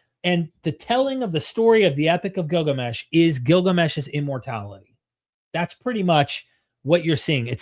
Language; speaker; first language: English; native; English